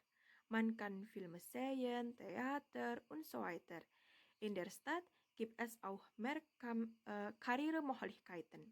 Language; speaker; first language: German; non-native, learner; Indonesian